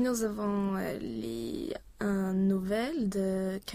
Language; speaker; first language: French; non-native, learner; Swedish